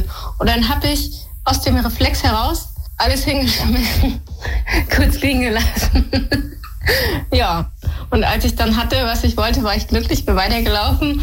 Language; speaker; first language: German; native; German